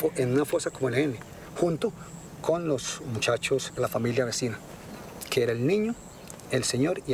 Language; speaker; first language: Spanish; native; Spanish